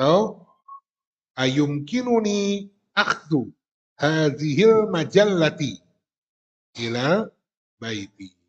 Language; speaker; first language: Arabic; non-native, fluent; Indonesian